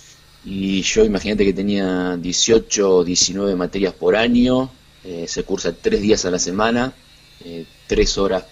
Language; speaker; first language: Spanish; native; Spanish